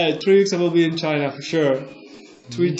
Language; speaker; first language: English; non-native, learner; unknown